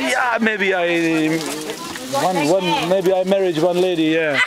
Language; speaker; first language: English; non-native, learner; Pashto